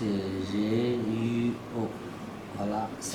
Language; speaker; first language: French; non-native, learner; Chinese